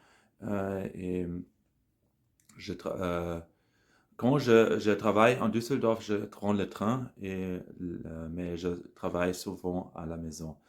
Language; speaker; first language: French; non-native, learner; German